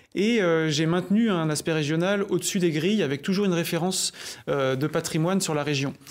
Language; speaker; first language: French; native; French